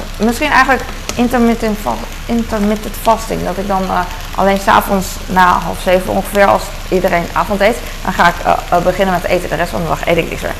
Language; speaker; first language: Dutch; early bilingual, other home language; Cantonese